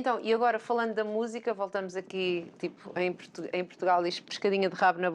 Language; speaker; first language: Portuguese; native; Portuguese